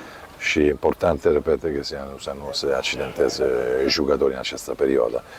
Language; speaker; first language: Romanian; non-native, fluent; Italian